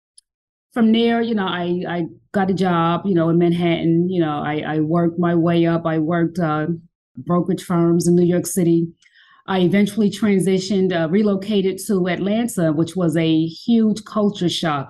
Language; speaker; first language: English; native; English